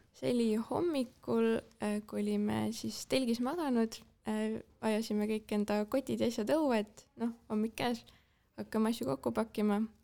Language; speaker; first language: Estonian; native; Estonian